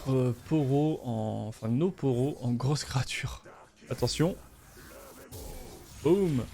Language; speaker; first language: French; native; French